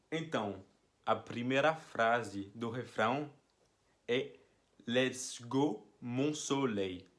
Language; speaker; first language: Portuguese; non-native, fluent; French